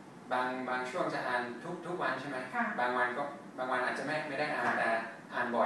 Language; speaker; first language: Thai; non-native, fluent; English